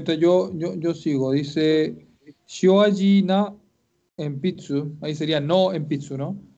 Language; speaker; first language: Spanish; native; Spanish